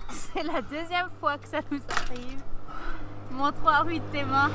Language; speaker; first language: French; non-native, local second language; Swiss German